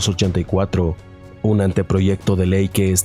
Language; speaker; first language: Spanish; native; Spanish